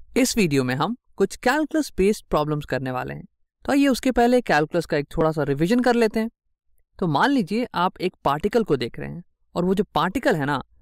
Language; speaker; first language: Hindi; native; Hindi